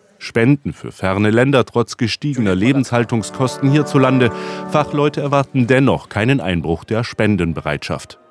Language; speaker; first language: German; native; German